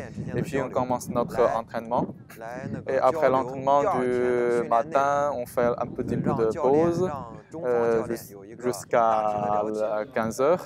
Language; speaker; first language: French; non-native, fluent; Chinese